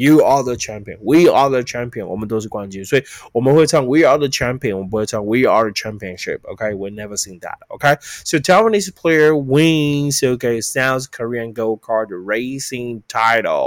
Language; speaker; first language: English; non-native, fluent; Chinese